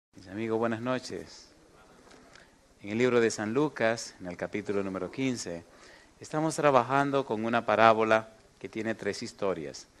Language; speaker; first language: Spanish; native; Spanish